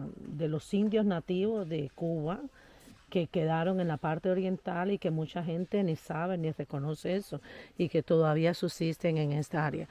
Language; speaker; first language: Spanish; native; Spanish